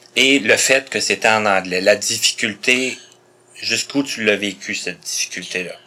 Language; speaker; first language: French; native; French